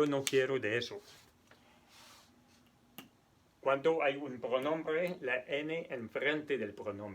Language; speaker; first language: Spanish; non-native, fluent; French